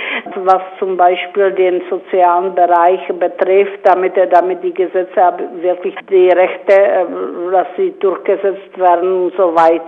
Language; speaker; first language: German; non-native, fluent; Czech